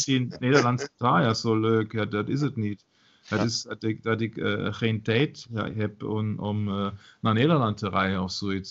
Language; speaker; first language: Dutch; non-native, learner; German